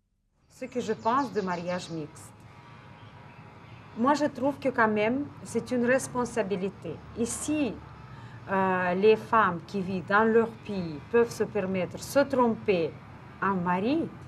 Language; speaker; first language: French; non-native, fluent; Russian